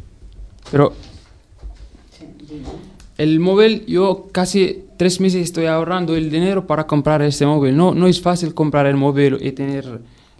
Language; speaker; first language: Spanish; non-native, learner; Arabic